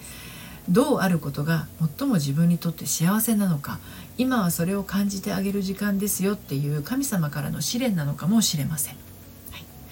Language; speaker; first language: Japanese; native; Japanese